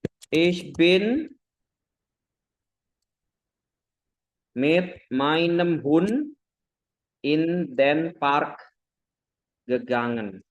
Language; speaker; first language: German; non-native, fluent; Indonesian